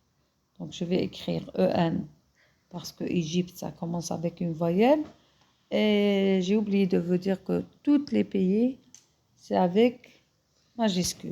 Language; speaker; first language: French; non-native, fluent; Arabic